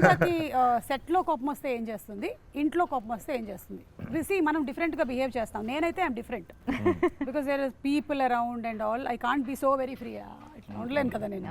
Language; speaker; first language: Telugu; native; Telugu